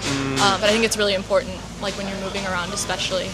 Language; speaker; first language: English; native; English